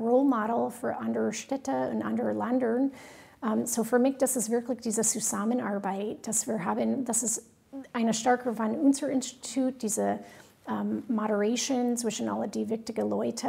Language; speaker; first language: German; non-native, fluent; English